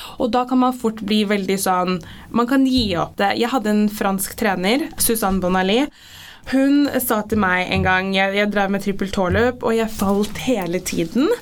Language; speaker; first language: Norwegian; early bilingual, other home language; English